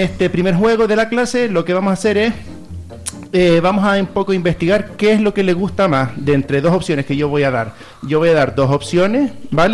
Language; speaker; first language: Spanish; native; Spanish